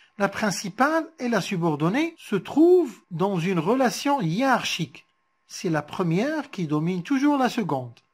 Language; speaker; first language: French; non-native, local second language; Arabic